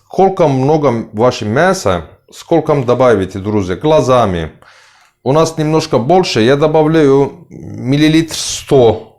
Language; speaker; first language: Russian; non-native, learner; Turkish